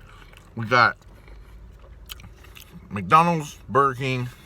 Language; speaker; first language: English; native; English